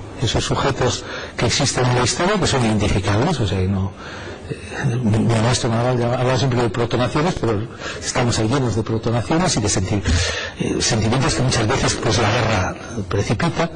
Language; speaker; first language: Spanish; native; Spanish